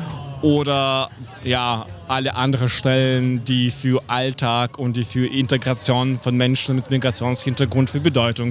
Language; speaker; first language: German; non-native, fluent; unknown